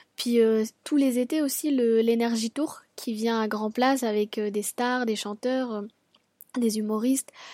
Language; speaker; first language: French; native; French